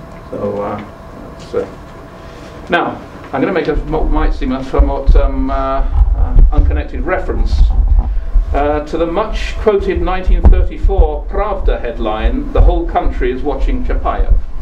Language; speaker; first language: English; native; English